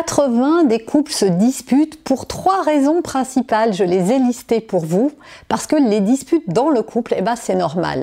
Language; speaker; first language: French; native; French